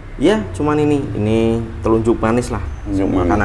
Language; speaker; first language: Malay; non-native, local second language; Javanese